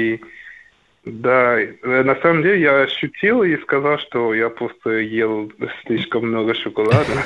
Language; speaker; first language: Russian; non-native, learner; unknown